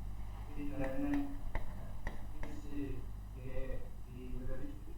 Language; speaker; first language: German; non-native, learner; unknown